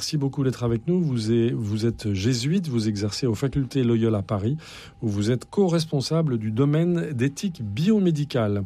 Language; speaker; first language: French; native; French